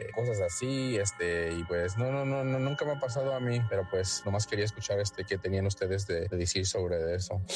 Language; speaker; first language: Spanish; early bilingual, heritage; Spanish